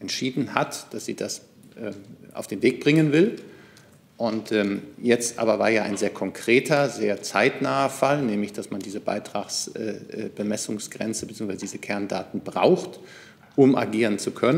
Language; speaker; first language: German; native; German